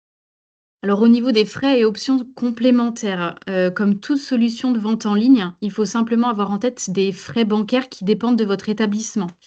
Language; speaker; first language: French; native; French